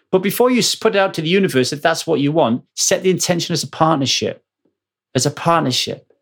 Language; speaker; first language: English; native; English